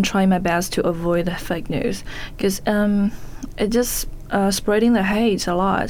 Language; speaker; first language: English; non-native, fluent; Chinese